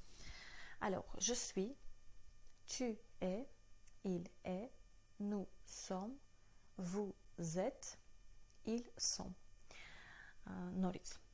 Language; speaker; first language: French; non-native, fluent; Armenian